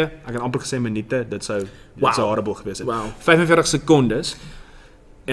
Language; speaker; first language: Afrikaans; native; Afrikaans